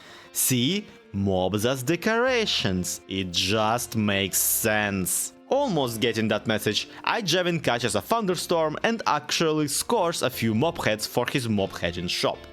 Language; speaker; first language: English; native; English